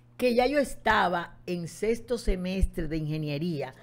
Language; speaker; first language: Spanish; native; Spanish